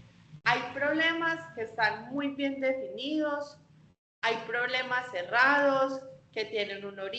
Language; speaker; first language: Spanish; native; Spanish